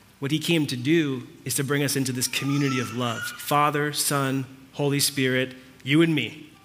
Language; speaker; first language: English; early bilingual, other home language; Spanish